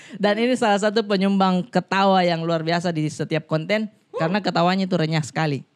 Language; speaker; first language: Indonesian; native; Indonesian